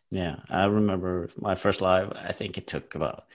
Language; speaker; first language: English; non-native, fluent; Norwegian